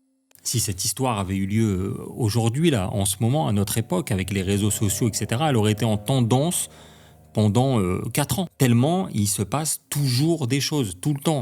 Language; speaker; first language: French; native; French